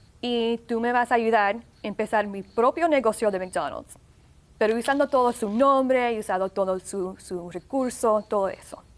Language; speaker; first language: Spanish; early bilingual, heritage; Spanish